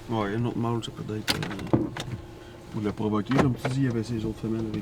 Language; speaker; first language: French; native; French